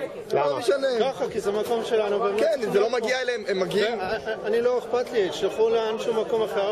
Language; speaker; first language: Hebrew; native; Hebrew